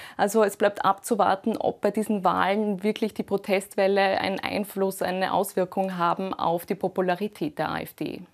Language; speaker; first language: German; native; German